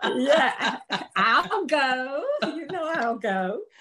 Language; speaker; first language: English; non-native, fluent; Spanish